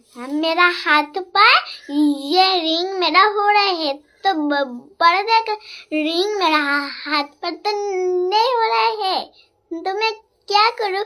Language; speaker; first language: Hindi; non-native, local second language; Bangla